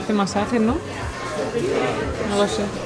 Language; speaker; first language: Spanish; native; Spanish